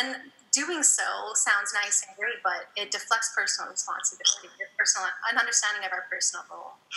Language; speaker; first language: English; native; English